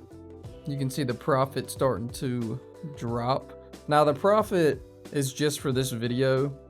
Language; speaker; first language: English; native; English